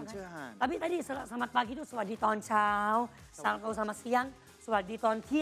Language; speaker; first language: Indonesian; non-native, fluent; Thai